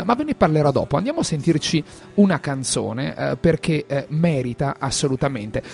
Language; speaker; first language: Italian; native; Italian